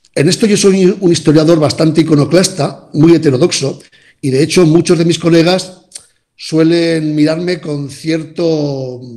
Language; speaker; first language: Spanish; native; Spanish